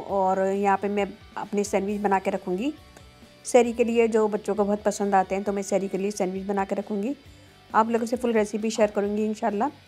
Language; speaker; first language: Urdu; native; Urdu